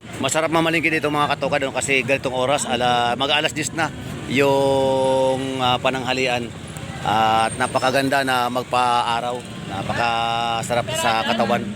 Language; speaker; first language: Filipino; native; Filipino